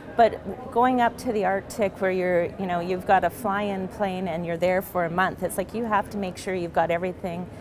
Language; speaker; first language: English; native; English